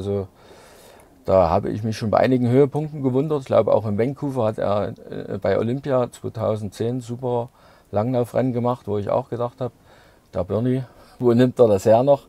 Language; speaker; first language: German; native; German